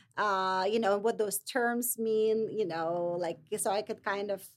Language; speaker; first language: English; non-native, fluent; Russian